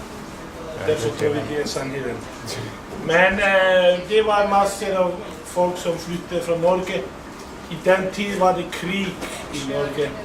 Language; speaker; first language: Danish; non-native, fluent; Icelandic